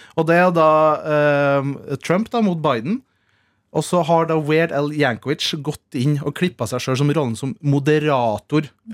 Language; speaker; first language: Norwegian; native; Norwegian